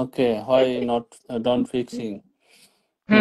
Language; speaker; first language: English; non-native, learner; Bangla